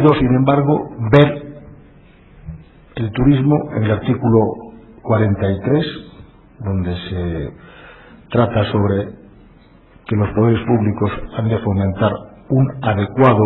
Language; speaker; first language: Spanish; native; Spanish